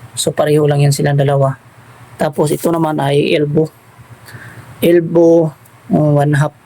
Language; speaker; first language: Filipino; non-native, local second language; Cebuano